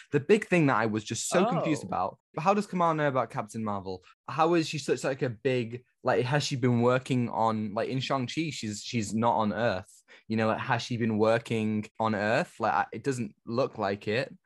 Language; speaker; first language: English; native; English